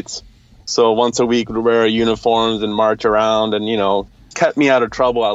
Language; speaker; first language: English; early bilingual, other home language; Polish